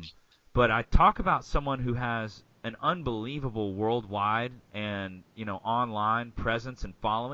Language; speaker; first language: English; native; English